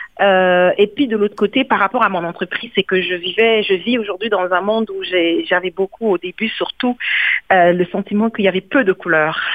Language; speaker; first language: French; non-native, local second language; Kongo